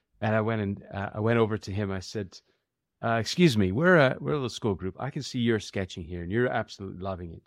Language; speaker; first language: English; native; English